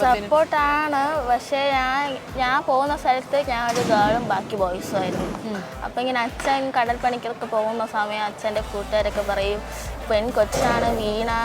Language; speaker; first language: Malayalam; native; Malayalam